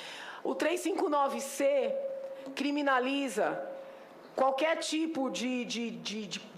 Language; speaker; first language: Portuguese; native; Portuguese